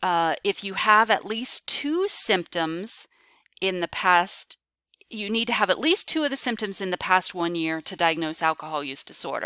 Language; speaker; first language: English; native; English